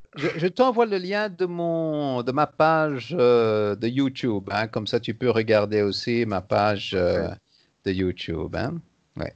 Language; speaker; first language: French; native; French